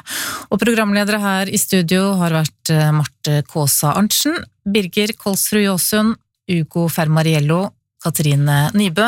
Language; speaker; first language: Norwegian; native; Norwegian